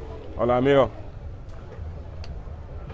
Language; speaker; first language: Spanish; non-native, learner; English